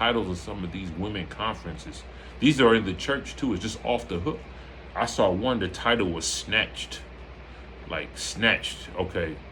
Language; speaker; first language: English; native; English